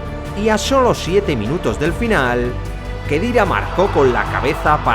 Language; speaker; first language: Spanish; native; Spanish